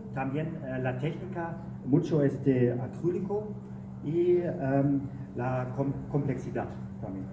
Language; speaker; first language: Spanish; non-native, learner; German